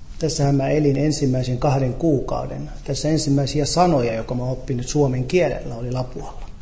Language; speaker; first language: Finnish; non-native, fluent; Arabic